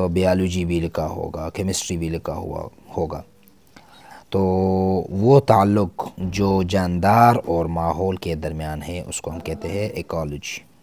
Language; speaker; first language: Urdu; non-native, local second language; Pashto